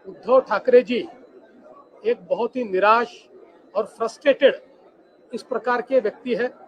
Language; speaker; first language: Hindi; non-native, local second language; Marathi